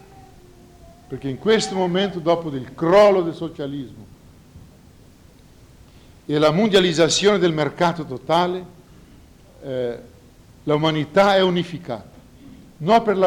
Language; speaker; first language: Italian; non-native, fluent; Portuguese